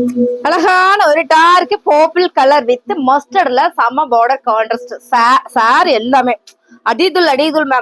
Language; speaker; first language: Tamil; native; Tamil